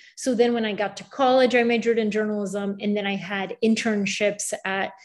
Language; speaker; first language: English; early bilingual, other home language; Bulgarian